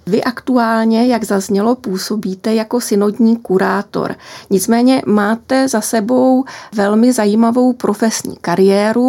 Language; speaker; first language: Czech; native; Czech